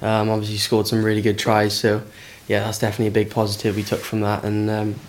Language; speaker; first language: English; native; English